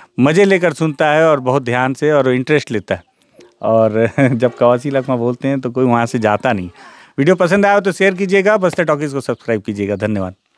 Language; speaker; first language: Hindi; native; Hindi